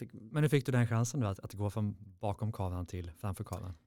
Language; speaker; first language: Swedish; native; Swedish